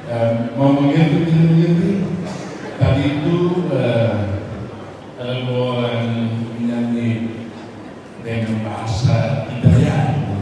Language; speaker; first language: Indonesian; non-native, fluent; Tetum